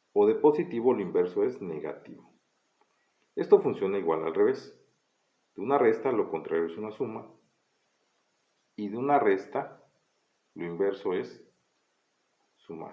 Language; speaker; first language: Spanish; native; Spanish